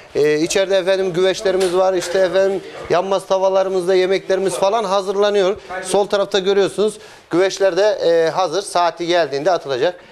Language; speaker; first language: Turkish; native; Turkish